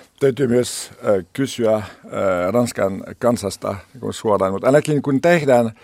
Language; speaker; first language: Finnish; non-native, learner; French